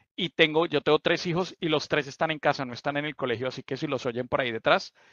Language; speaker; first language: Spanish; native; Spanish